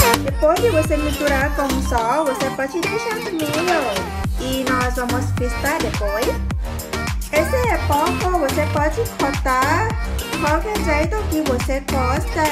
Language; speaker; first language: Portuguese; non-native, learner; Thai